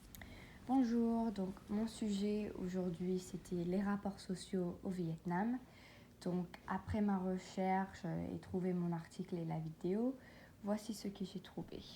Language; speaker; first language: French; non-native, learner; English